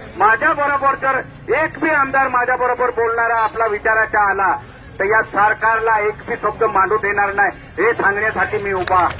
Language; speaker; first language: Marathi; non-native, local second language; Bhili